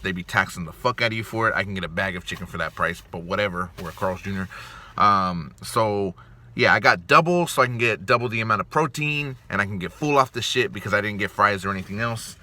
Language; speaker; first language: English; native; English